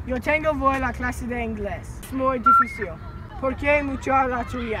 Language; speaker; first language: Spanish; non-native, learner; English